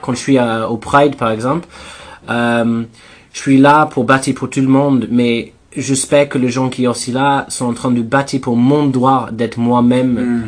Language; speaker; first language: French; non-native, learner; English